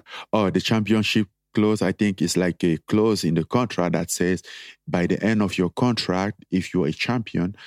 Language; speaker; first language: English; non-native, local second language; French